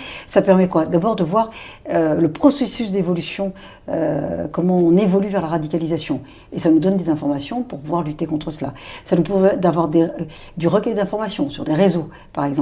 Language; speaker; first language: French; native; French